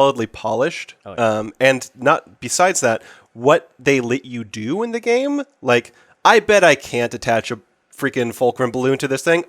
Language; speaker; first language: English; native; English